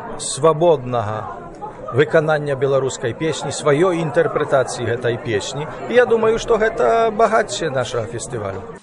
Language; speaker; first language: Belarusian; native; Belarusian